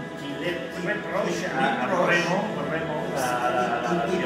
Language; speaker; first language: French; non-native, fluent; Italian